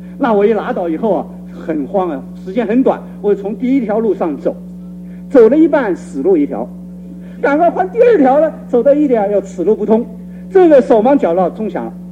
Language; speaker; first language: Chinese; non-native, local second language; Cantonese